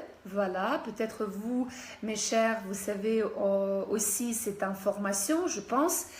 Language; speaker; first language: French; non-native, fluent; Russian